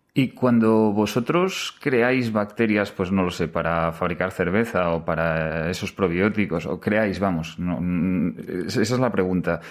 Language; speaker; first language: Spanish; native; Spanish